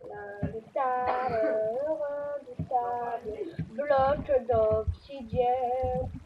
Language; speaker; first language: French; native; French